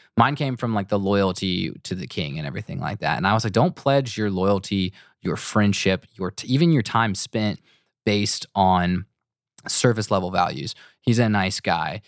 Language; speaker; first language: English; native; English